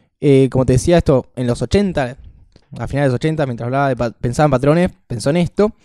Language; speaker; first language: Spanish; native; Spanish